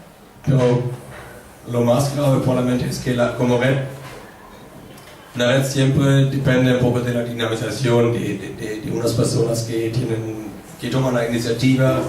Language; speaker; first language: Spanish; non-native, fluent; German